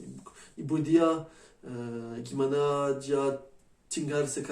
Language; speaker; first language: Indonesian; non-native, learner; French